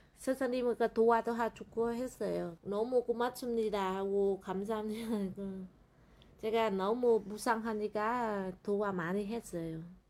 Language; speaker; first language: Korean; non-native, learner; Vietnamese